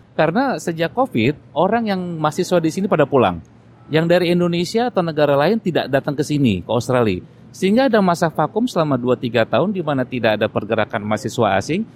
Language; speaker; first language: Indonesian; native; Indonesian